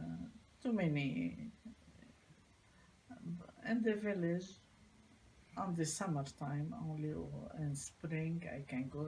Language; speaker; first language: English; non-native, learner; Arabic